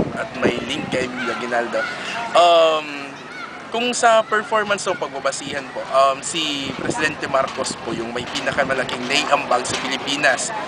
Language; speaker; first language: Filipino; native; Filipino